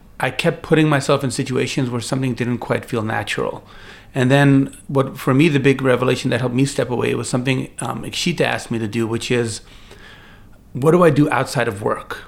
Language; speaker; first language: English; native; English